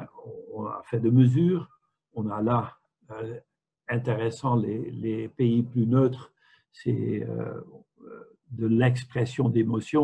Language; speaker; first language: French; non-native, fluent; Dutch